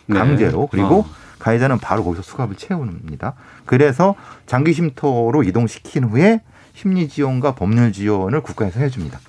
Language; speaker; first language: Korean; native; Korean